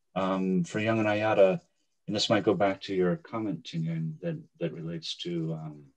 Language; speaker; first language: English; native; English